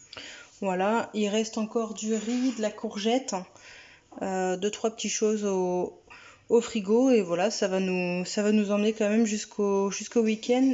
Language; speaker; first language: French; native; French